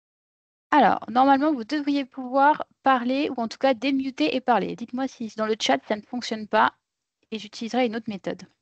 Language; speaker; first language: French; native; French